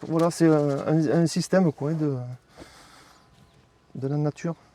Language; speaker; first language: French; native; French